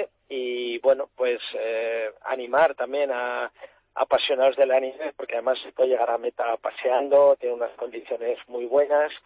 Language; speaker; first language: Spanish; native; Spanish